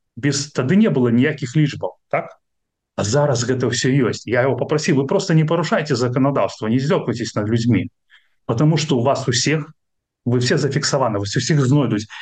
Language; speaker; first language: Russian; non-native, local second language; Belarusian